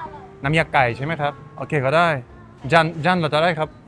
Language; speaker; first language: Thai; non-native, learner; Russian